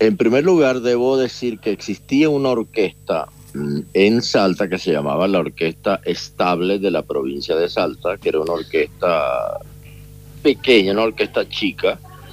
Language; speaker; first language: Spanish; native; Spanish